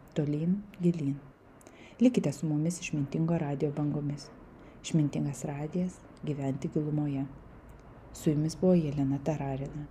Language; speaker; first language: Lithuanian; non-native, local second language; Russian